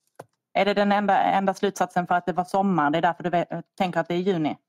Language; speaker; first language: Swedish; native; Swedish